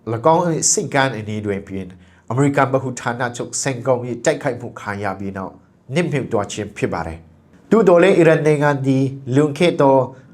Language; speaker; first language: Burmese; non-native, local second language; Hakha Chin